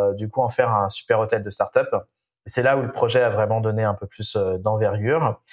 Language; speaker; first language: French; native; French